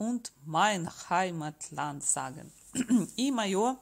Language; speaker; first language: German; non-native, fluent; Russian